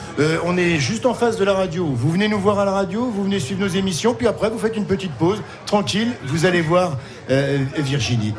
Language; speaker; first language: French; native; French